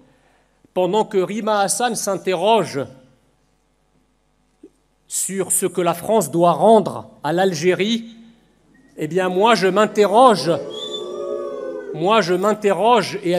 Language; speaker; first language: French; early bilingual, other home language; Arabic